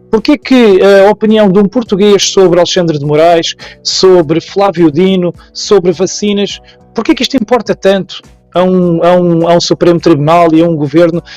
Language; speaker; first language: Portuguese; native; Portuguese